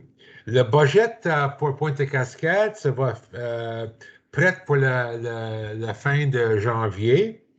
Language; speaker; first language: French; non-native, learner; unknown